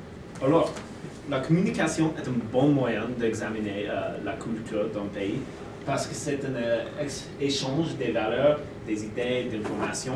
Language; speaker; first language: French; non-native, learner; English